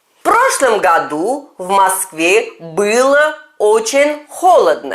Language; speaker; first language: Russian; non-native, fluent; Turkish